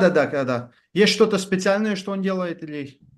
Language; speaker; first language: Russian; non-native, fluent; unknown